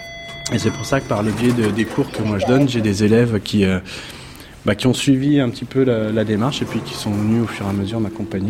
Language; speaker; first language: French; native; French